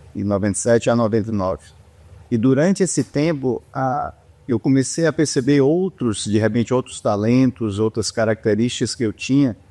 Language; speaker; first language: Portuguese; native; Portuguese